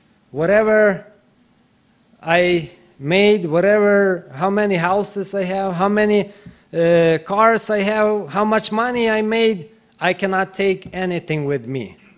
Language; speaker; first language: English; non-native, fluent; Ukrainian